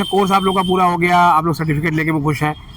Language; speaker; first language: Hindi; native; Hindi